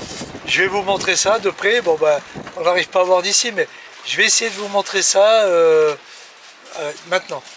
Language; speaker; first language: French; native; French